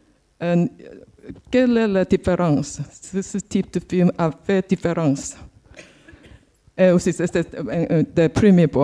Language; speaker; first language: French; non-native, learner; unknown